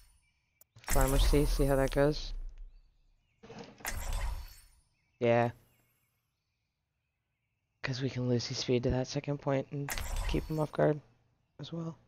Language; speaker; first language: English; native; English